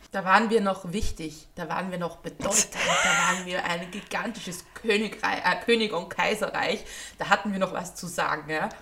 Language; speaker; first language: German; native; German